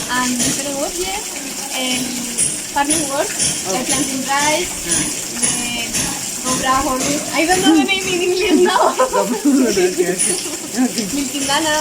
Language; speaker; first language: English; non-native, learner; Spanish